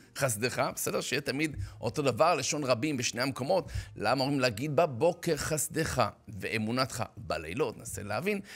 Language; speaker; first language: Hebrew; native; Hebrew